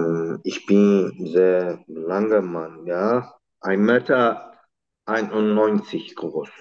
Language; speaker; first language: German; non-native, learner; Turkish